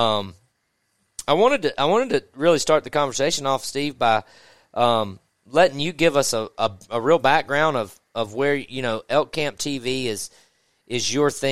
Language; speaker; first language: English; native; English